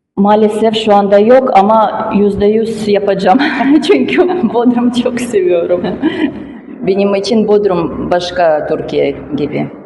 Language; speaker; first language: Turkish; non-native, learner; Russian